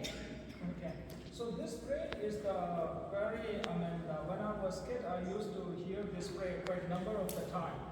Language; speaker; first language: English; non-native, fluent; Tibetan